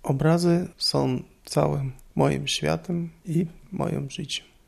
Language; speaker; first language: Polish; non-native, learner; Russian